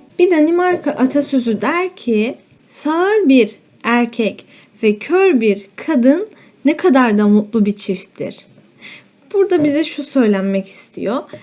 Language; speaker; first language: Turkish; native; Turkish